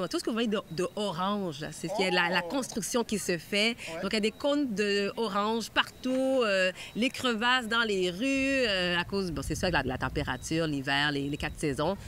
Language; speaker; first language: French; native; French